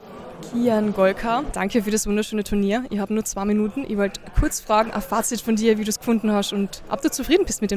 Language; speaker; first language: German; native; German